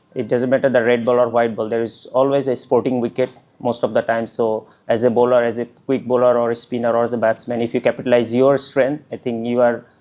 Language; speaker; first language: English; non-native, local second language; Bangla